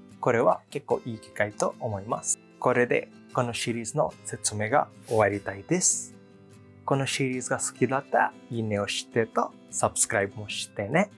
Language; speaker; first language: Japanese; non-native, learner; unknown